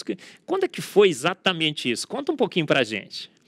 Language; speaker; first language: Portuguese; native; Portuguese